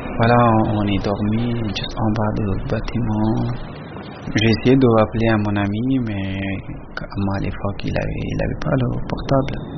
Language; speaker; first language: French; non-native, learner; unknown